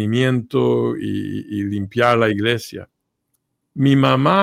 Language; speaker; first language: Spanish; early bilingual, heritage; Spanish